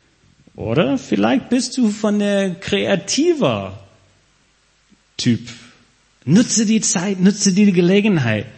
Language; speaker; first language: German; non-native, fluent; English